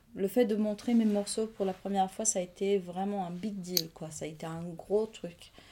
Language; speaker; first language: French; non-native, fluent; Portuguese